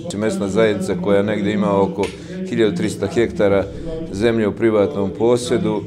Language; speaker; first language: Serbian; native; Serbian